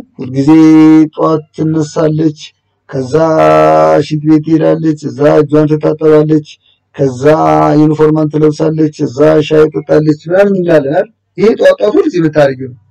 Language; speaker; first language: Amharic; native; Amharic